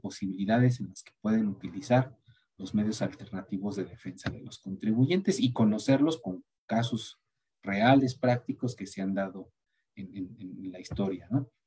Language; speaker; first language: Spanish; native; Spanish